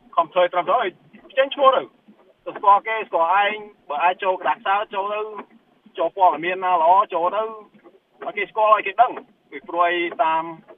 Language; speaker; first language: Khmer; early bilingual, heritage; Khmer